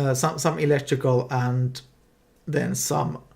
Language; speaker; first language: English; non-native, fluent; Finnish